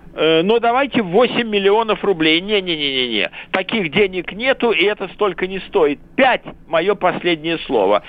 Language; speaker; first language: Russian; native; Russian